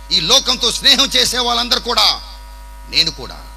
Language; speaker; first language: Telugu; non-native, local second language; English